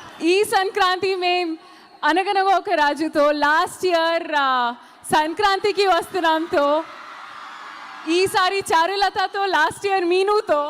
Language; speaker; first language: Telugu; non-native, learner; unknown